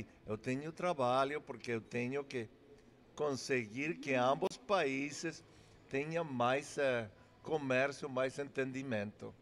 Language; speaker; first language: Portuguese; non-native, fluent; English